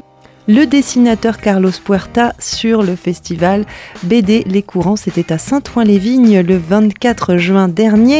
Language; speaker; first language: French; native; French